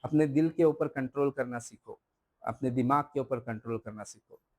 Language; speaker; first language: Hindi; non-native, local second language; Marathi